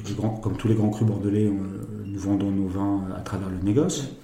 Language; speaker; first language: French; native; French